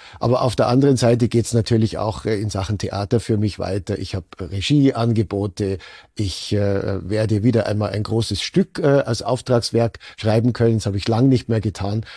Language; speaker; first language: German; native; German